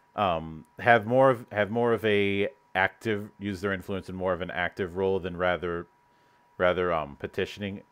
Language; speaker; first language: English; native; English